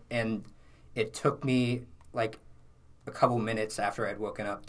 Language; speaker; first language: English; native; English